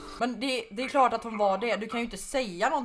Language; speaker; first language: Swedish; native; Swedish